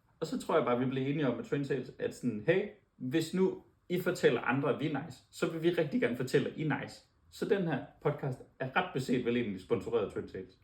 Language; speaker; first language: Danish; native; Danish